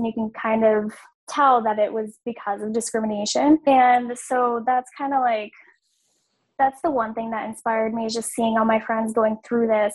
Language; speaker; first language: English; native; English